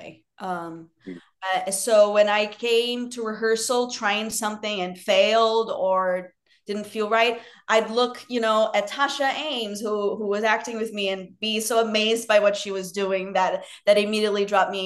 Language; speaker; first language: English; non-native, fluent; Portuguese